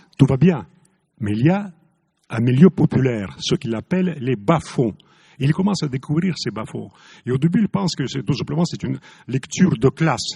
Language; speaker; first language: French; non-native, fluent; Russian